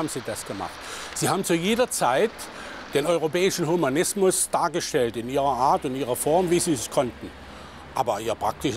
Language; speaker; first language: German; native; German